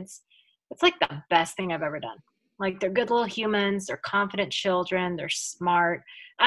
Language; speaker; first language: English; early bilingual, other home language; Filipino